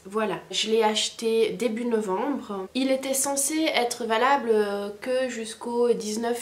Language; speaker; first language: French; native; French